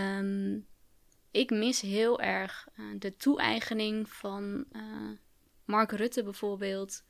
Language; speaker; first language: Dutch; early bilingual, other home language; Turkish